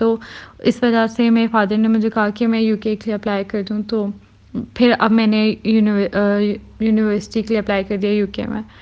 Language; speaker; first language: Urdu; native; Urdu